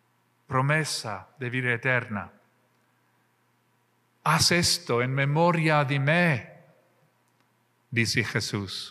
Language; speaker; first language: Spanish; non-native, fluent; English